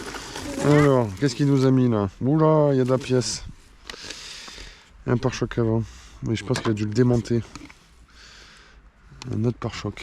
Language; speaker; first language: French; native; French